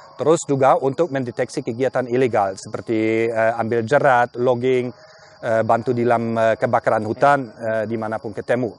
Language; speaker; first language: Indonesian; non-native, fluent; German